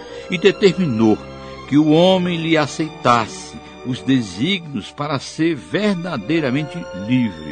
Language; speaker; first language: Portuguese; native; Portuguese